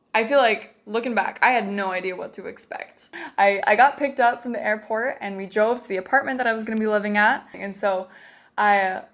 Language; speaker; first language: English; native; English